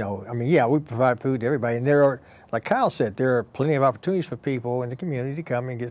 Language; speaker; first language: English; native; English